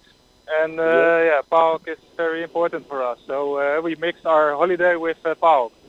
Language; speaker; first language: English; non-native, fluent; Dutch